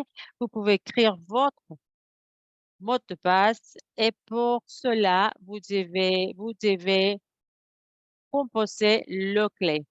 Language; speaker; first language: French; non-native, fluent; Spanish